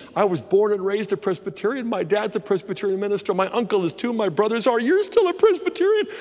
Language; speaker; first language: English; native; English